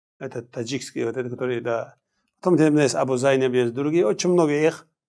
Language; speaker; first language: Russian; non-native, local second language; Kumyk